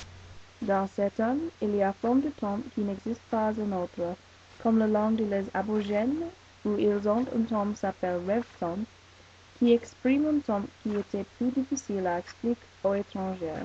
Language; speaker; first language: French; non-native, learner; English